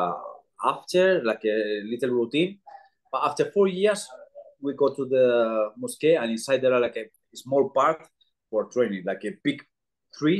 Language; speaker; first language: English; non-native, learner; Spanish